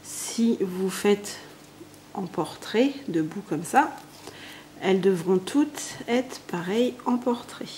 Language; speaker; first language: French; native; French